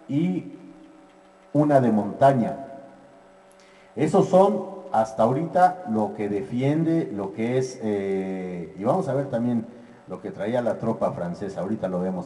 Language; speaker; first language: Spanish; native; Spanish